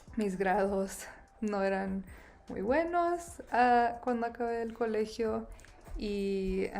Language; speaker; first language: Spanish; early bilingual, other home language; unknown